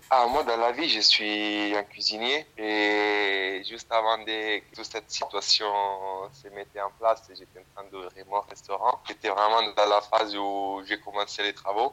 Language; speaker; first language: French; non-native, fluent; Italian